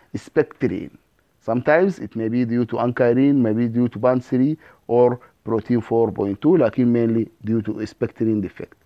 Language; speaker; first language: English; non-native, fluent; Arabic